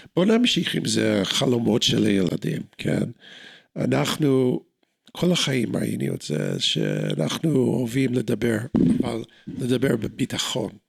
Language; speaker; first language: Hebrew; non-native, fluent; English